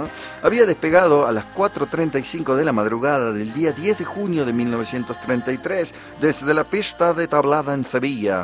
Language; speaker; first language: Spanish; native; Spanish